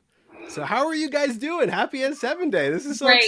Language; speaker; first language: English; native; English